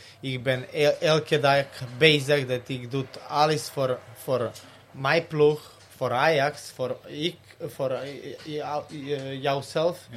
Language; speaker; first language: Dutch; non-native, learner; Serbian